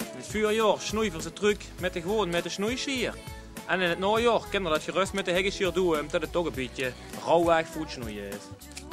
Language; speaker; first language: Dutch; native; Dutch